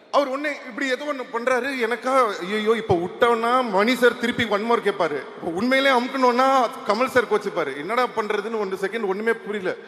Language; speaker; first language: Tamil; native; Tamil